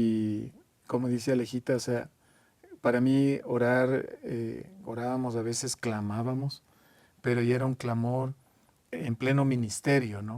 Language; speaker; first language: Spanish; native; Spanish